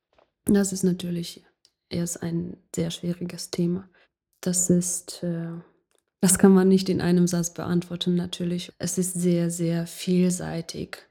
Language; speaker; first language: German; non-native, fluent; Ukrainian